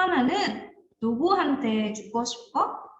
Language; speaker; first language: Korean; non-native, fluent; Indonesian